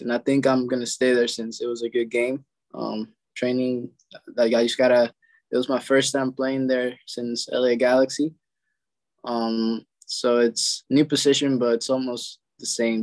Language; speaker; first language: English; non-native, fluent; Spanish